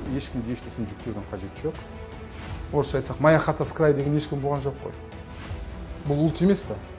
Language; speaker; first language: Kazakh; non-native, local second language; Turkish